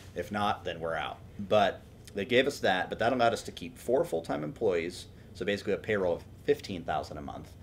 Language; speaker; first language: English; native; English